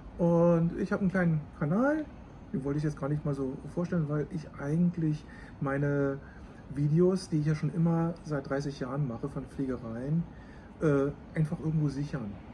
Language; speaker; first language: German; native; German